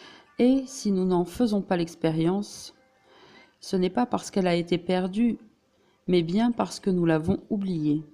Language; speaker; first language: French; native; French